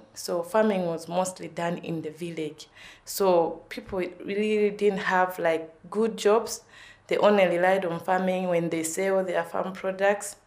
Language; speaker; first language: English; non-native, local second language; Nyanja